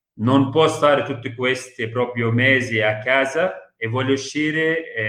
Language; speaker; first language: Italian; non-native, fluent; Arabic